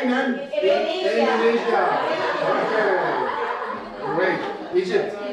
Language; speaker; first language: English; non-native, fluent; Turkish